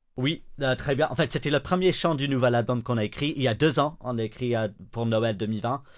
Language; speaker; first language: French; non-native, fluent; English